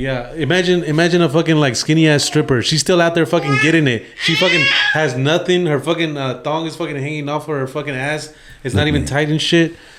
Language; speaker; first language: English; early bilingual, other home language; Spanish